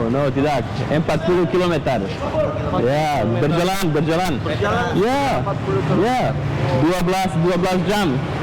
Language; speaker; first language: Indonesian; non-native, learner; Bosnian